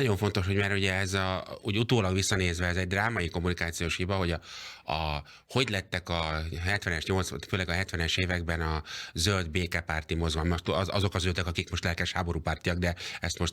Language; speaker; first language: Hungarian; native; Hungarian